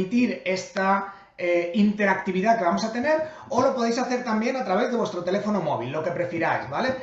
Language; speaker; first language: Spanish; native; Spanish